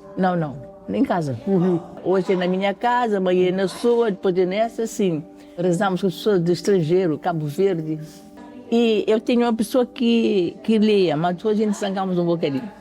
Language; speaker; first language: Portuguese; non-native, local second language; Kabuverdianu